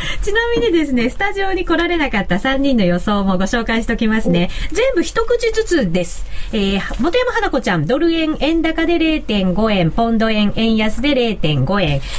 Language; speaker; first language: Japanese; native; Japanese